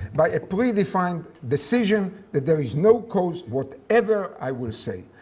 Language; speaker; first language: English; non-native, fluent; Hebrew